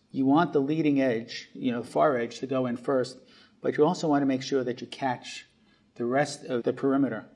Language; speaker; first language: English; native; English